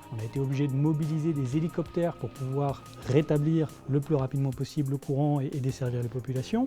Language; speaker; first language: French; native; French